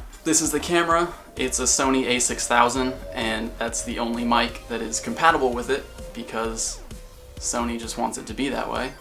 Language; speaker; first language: English; native; English